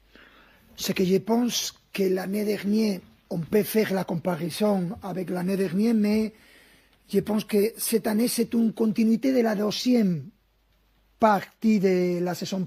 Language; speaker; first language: French; non-native, fluent; Spanish